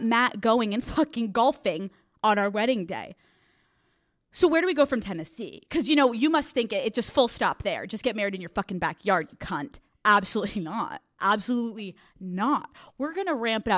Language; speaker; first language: English; native; English